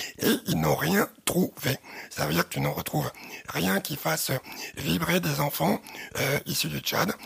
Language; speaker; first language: French; early bilingual, other home language; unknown